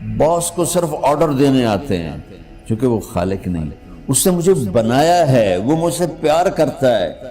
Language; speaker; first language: Urdu; non-native, local second language; Punjabi